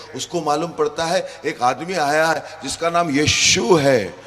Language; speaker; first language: Hindi; non-native, local second language; Punjabi